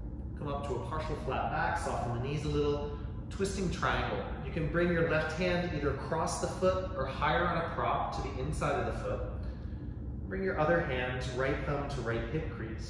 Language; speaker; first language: English; native; English